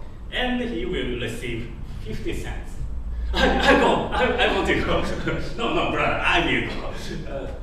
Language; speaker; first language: English; non-native, fluent; Japanese